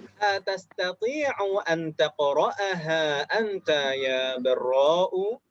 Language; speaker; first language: Arabic; non-native, fluent; Indonesian